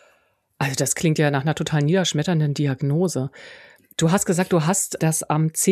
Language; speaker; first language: German; native; German